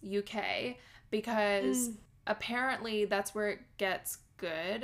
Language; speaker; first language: English; native; English